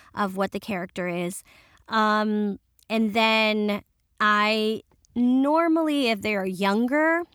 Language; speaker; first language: English; early bilingual, other home language; Spanish